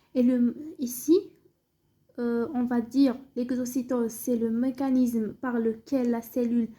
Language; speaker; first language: French; non-native, local second language; Arabic